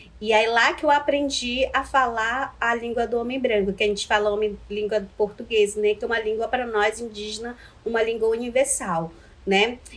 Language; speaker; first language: Portuguese; non-native, local second language; Ticuna